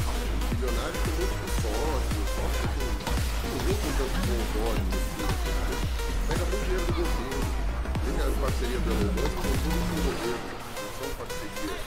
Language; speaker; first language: Portuguese; native; Portuguese